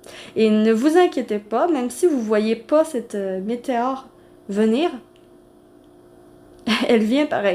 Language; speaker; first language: French; native; French